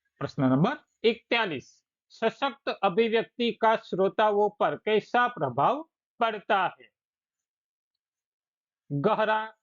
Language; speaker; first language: Hindi; non-native, local second language; Gujarati